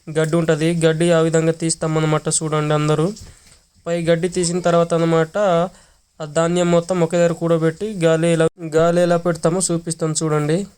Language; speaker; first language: Telugu; non-native, local second language; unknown